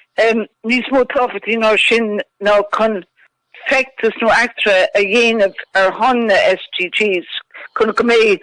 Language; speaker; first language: Irish; non-native, local second language; English